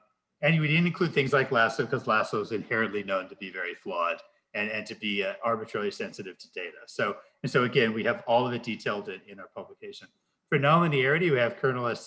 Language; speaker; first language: English; native; English